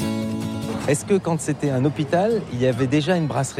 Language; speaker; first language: French; native; French